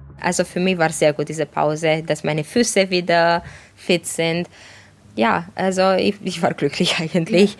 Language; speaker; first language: German; non-native, fluent; Romanian